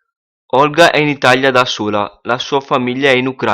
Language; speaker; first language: Italian; non-native, fluent; Punjabi